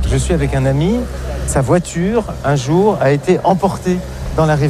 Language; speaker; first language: French; native; French